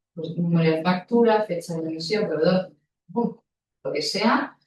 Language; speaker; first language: Spanish; non-native, local second language; Basque